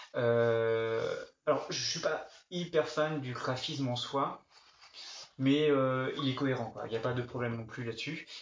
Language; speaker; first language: French; native; French